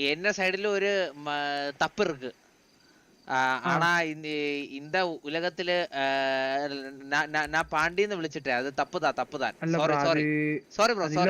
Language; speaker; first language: Tamil; non-native, learner; Malayalam